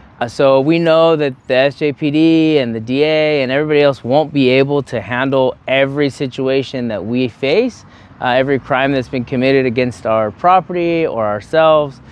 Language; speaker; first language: English; native; English